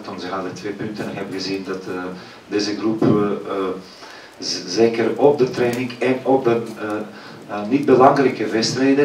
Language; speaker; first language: Dutch; non-native, fluent; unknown